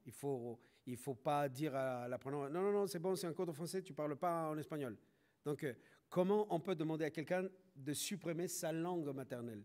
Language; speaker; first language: French; non-native, fluent; Spanish